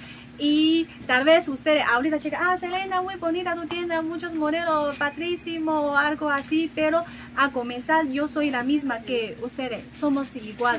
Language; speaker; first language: Spanish; non-native, learner; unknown